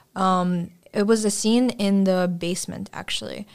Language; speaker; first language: English; non-native, fluent; Russian